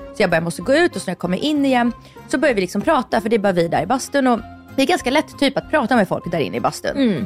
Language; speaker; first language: Swedish; non-native, fluent; Russian